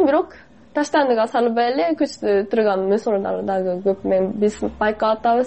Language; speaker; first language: Kyrgyz; non-native, fluent; Japanese